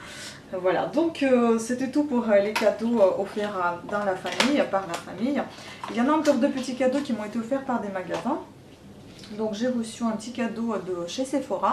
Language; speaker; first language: French; non-native, fluent; Russian